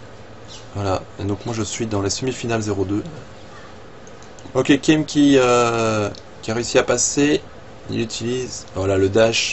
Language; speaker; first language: French; native; French